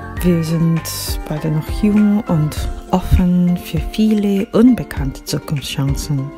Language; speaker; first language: German; non-native, fluent; Korean